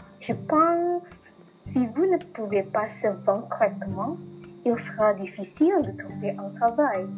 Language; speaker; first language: French; non-native, learner; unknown